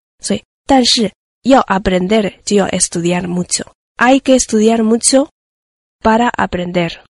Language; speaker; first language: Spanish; non-native, fluent; Chinese